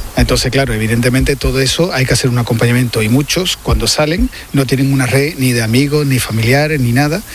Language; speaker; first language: Spanish; native; Spanish